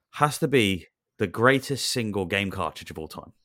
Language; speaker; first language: English; native; English